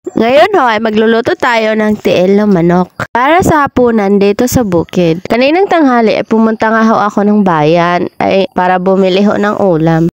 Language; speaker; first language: Filipino; non-native, local second language; Cebuano